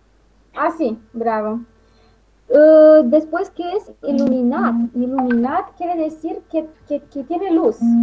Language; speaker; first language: Spanish; non-native, fluent; Romanian